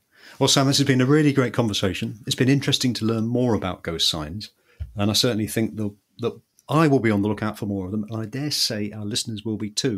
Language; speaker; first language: English; native; English